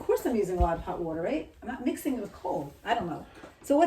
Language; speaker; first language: English; native; English